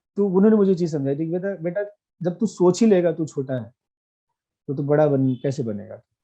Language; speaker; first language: Hindi; native; Hindi